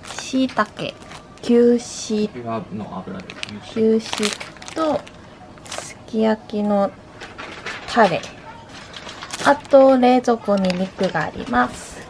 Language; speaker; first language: Japanese; non-native, fluent; Korean